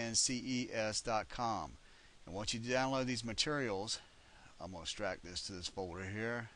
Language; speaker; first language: English; native; English